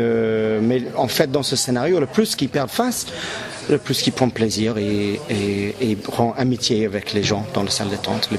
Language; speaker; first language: French; non-native, local second language; English